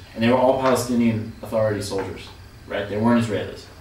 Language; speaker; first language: English; native; English